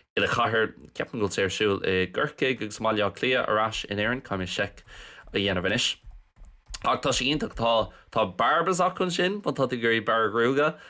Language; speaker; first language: Irish; non-native, local second language; English